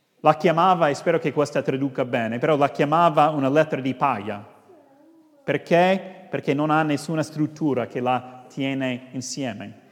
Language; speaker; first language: Italian; non-native, fluent; English